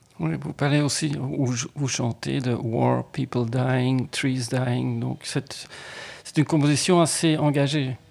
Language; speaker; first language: French; native; French